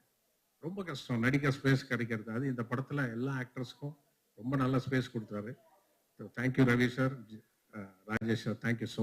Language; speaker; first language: Tamil; non-native, local second language; Telugu